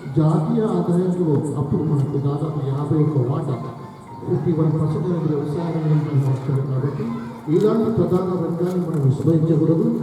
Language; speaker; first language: Telugu; non-native, local second language; Urdu